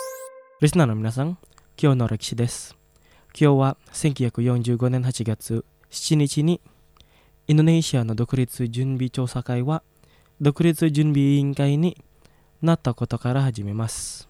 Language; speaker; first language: Japanese; non-native, fluent; Indonesian